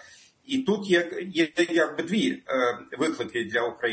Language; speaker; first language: Ukrainian; non-native, fluent; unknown